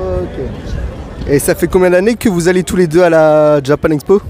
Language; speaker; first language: French; native; French